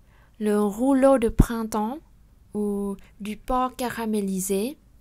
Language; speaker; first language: French; non-native, fluent; Vietnamese